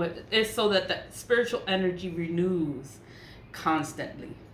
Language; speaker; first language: English; native; English